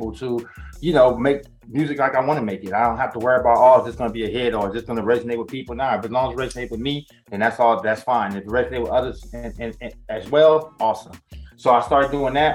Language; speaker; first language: English; native; English